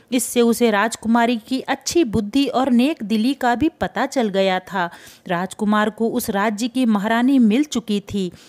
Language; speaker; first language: Hindi; native; Hindi